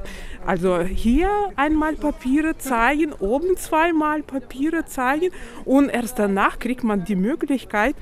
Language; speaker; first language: German; non-native, fluent; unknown